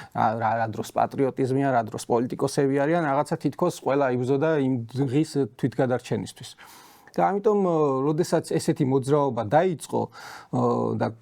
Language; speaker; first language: Georgian; native; Georgian